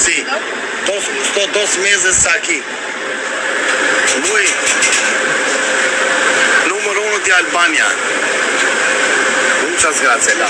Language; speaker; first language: Spanish; non-native, learner; Albanian